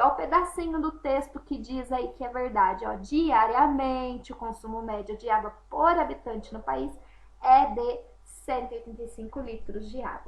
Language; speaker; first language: Portuguese; native; Portuguese